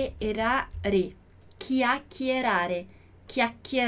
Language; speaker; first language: Italian; non-native, fluent; Portuguese